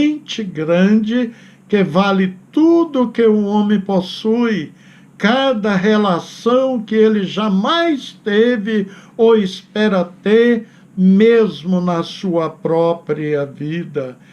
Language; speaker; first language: Portuguese; native; Portuguese